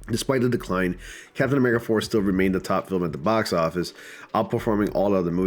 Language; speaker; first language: English; native; English